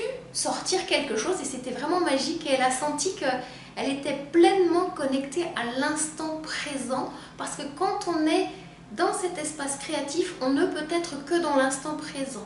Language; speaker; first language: French; native; French